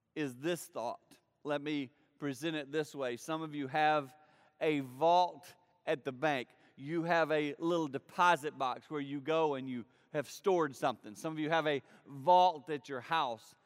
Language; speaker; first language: English; native; English